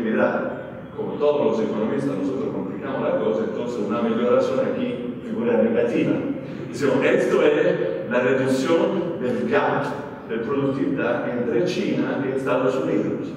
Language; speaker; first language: Spanish; non-native, fluent; Italian